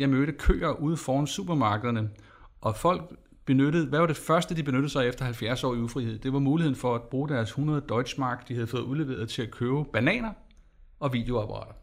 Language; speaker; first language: Danish; native; Danish